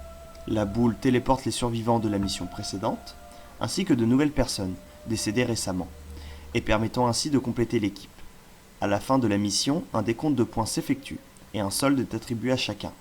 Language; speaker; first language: French; native; French